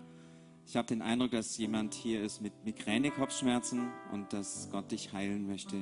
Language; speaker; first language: German; native; German